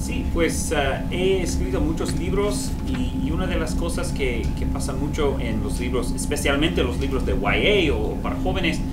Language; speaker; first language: Spanish; non-native, fluent; English